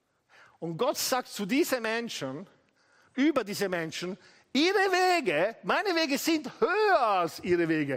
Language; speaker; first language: German; non-native, fluent; Italian